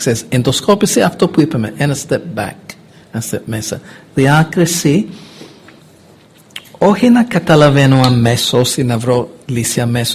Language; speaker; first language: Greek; non-native, fluent; English